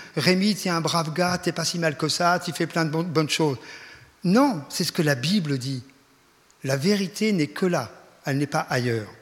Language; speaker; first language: French; native; French